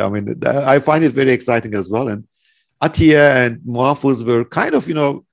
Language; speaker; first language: English; non-native, fluent; Turkish